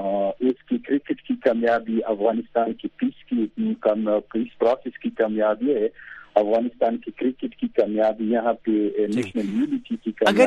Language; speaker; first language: Hindi; non-native, fluent; Pashto